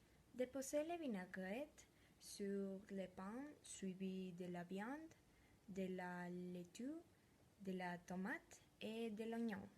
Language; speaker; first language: French; non-native, learner; Spanish